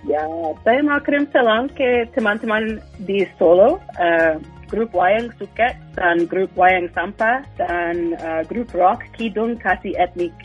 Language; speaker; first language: Indonesian; non-native, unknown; English